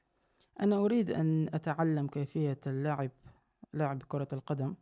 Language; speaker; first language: Arabic; non-native, fluent; Uzbek